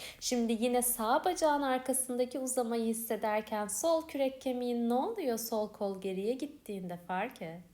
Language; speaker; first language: Turkish; native; Turkish